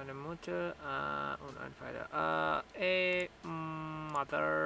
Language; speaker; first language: German; non-native, learner; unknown